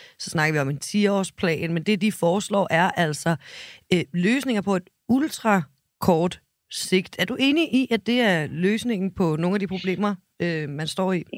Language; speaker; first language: Danish; native; Danish